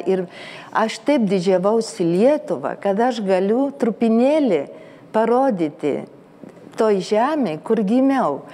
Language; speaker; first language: Lithuanian; early bilingual, heritage; Lithuanian